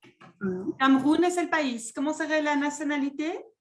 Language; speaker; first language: Spanish; non-native, fluent; French